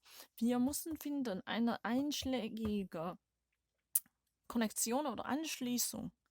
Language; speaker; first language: German; non-native, learner; Korean